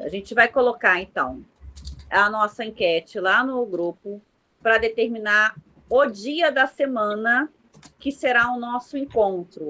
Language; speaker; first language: Portuguese; native; Portuguese